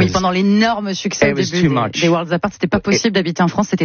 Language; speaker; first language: French; native; French